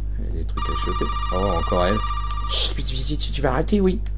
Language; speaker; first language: French; native; French